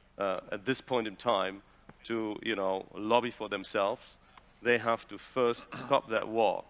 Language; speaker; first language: English; non-native, fluent; German